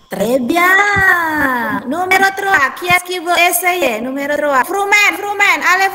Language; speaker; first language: French; non-native, fluent; Indonesian